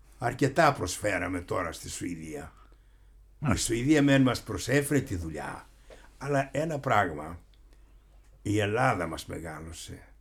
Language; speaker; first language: Greek; native; Greek